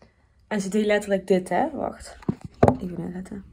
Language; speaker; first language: Dutch; native; Dutch